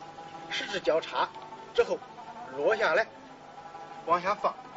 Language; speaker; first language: Chinese; native; Chinese